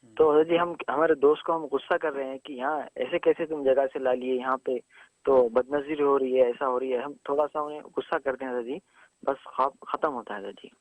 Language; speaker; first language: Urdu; native; Urdu